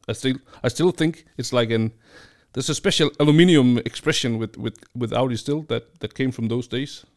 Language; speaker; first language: English; non-native, fluent; Danish